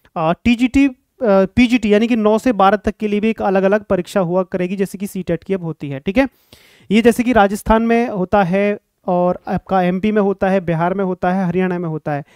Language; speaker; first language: Hindi; native; Hindi